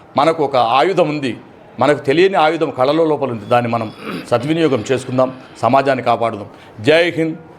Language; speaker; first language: Telugu; native; Telugu